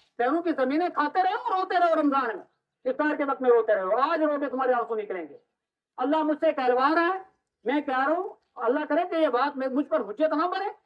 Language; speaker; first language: Urdu; non-native, local second language; Kashmiri